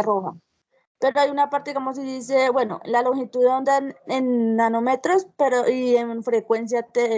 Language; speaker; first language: Spanish; native; Spanish